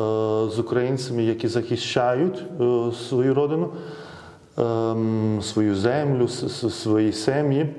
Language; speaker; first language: Ukrainian; non-native, fluent; Lithuanian